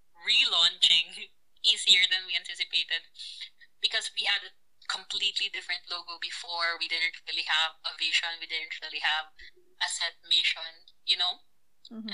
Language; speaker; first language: English; non-native, local second language; Filipino